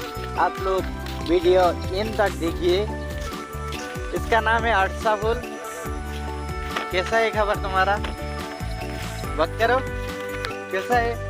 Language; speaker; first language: Hindi; non-native, local second language; Bangla